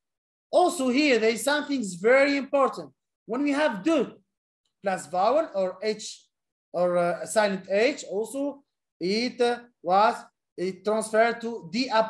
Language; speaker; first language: English; non-native, fluent; Arabic